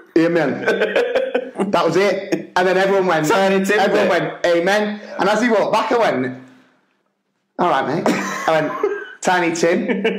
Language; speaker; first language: English; native; English